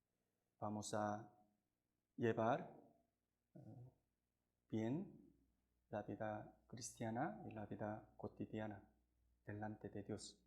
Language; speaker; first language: Spanish; non-native, fluent; Korean